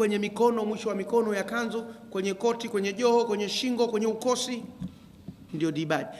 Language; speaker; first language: Swahili; native; Swahili